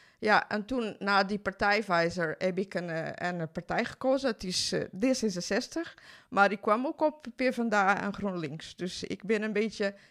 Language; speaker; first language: Dutch; non-native, fluent; Portuguese